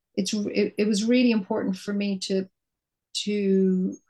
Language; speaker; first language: English; native; English